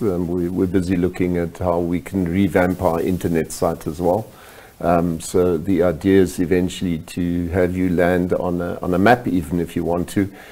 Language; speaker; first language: English; non-native, local second language; German